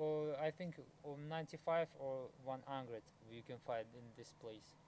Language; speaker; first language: English; non-native, learner; Russian